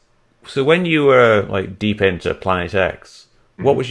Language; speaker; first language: English; native; English